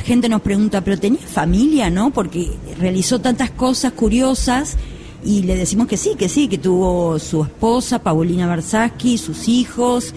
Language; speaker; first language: Spanish; native; Spanish